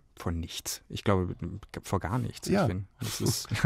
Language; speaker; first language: German; native; German